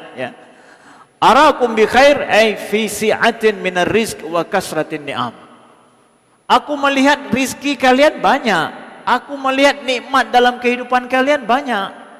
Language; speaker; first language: Malay; non-native, local second language; Achinese